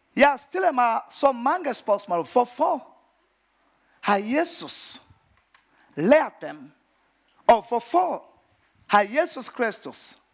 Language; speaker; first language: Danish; non-native, fluent; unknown